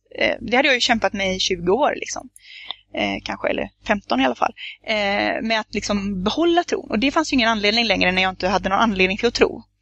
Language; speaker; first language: Swedish; native; Swedish